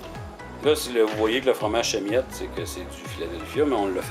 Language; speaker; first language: French; native; French